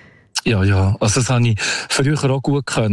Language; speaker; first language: German; native; German